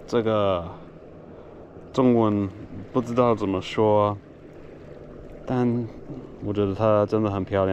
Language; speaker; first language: Chinese; non-native, fluent; English